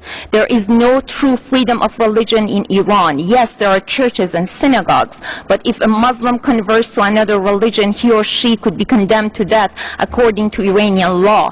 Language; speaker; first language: English; non-native, fluent; Persian